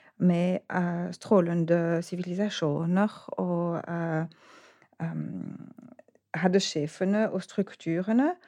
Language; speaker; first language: Norwegian; non-native, fluent; French